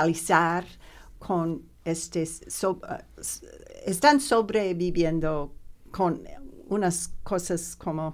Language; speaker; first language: Spanish; non-native, learner; English